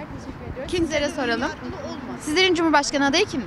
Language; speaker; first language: Turkish; native; Turkish